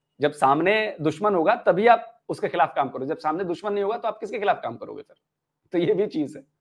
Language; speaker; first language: Hindi; native; Hindi